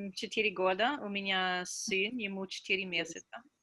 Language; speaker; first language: Russian; non-native, fluent; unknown